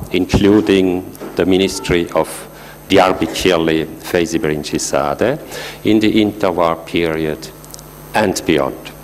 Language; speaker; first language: English; non-native, fluent; German